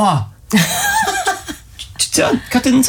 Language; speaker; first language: Korean; non-native, learner; German